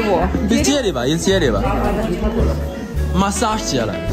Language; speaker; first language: Russian; non-native, learner; Chinese